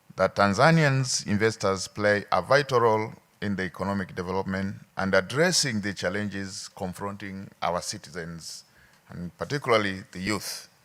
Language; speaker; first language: English; non-native, local second language; Swahili